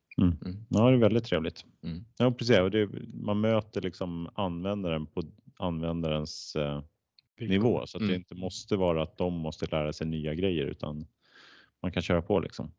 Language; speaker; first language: Swedish; native; Swedish